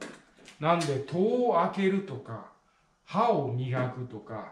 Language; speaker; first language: Japanese; native; Japanese